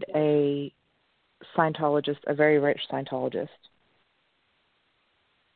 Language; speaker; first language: English; non-native, local second language; French